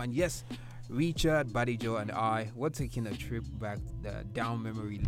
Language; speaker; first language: English; non-native, local second language; Yoruba